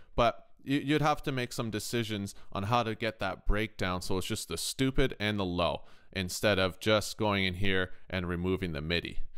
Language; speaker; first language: English; native; English